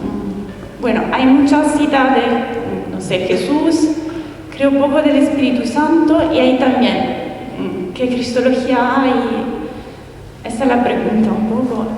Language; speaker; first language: Spanish; non-native, fluent; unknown